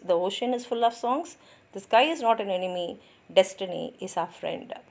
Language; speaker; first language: English; non-native, local second language; Tamil